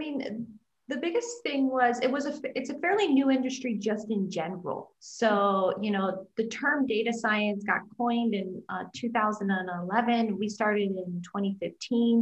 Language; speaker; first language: English; native; English